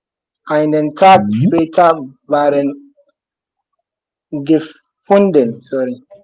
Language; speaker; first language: German; non-native, learner; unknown